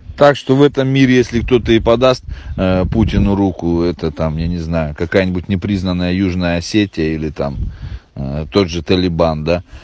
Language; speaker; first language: Russian; native; Russian